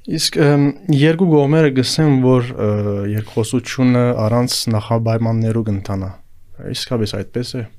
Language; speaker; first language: Armenian; native; Armenian